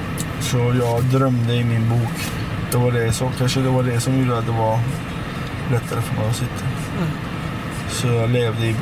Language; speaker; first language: Swedish; non-native, fluent; Persian